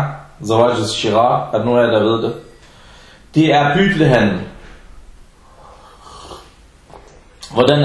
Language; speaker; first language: Danish; non-native, fluent; Arabic